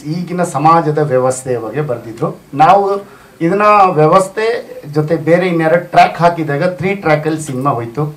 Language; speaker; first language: Kannada; non-native, local second language; Kodava